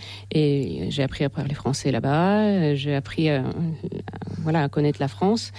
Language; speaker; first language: French; non-native, fluent; Russian